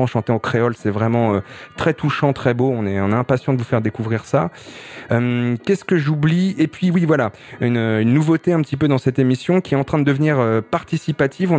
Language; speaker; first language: French; native; French